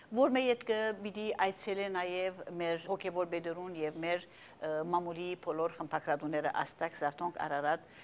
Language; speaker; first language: Armenian; native; Armenian